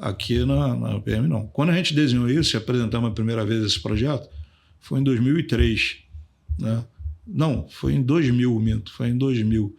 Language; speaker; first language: Portuguese; native; Portuguese